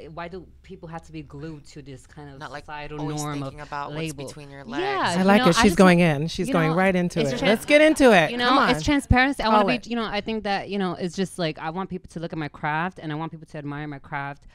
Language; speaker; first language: English; native; English